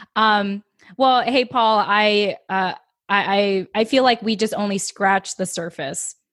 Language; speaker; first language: English; early bilingual, other home language; Filipino